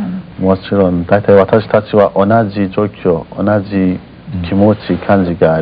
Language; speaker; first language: Japanese; non-native, learner; Kurdish